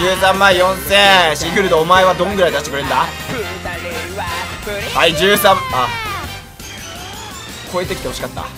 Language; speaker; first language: Japanese; native; Japanese